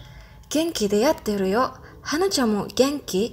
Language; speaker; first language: Japanese; non-native, learner; Indonesian